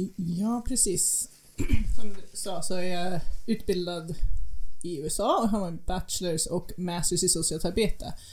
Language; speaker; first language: Swedish; non-native, fluent; English